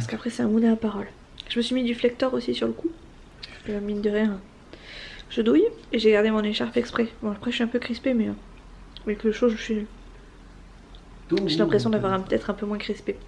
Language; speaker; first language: French; native; French